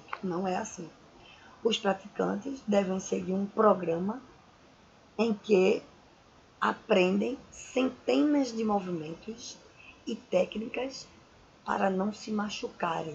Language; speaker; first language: Portuguese; native; Portuguese